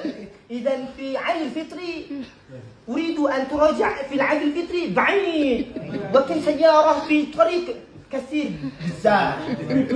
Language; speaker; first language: Arabic; non-native, learner; Malay